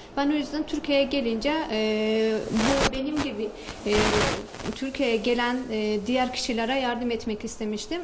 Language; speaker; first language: Turkish; non-native, fluent; Persian